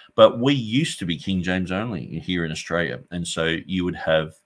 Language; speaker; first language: English; native; English